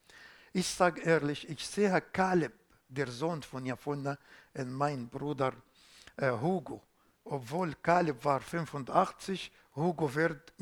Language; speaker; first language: German; non-native, fluent; Arabic